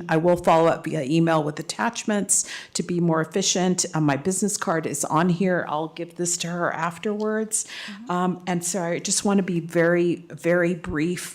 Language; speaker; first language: English; native; English